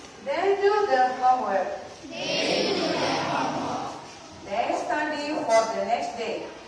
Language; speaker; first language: English; non-native, learner; Indonesian